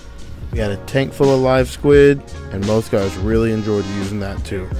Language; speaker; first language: English; native; English